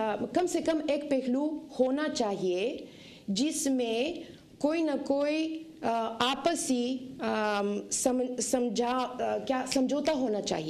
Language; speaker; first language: Hindi; non-native, fluent; Bulgarian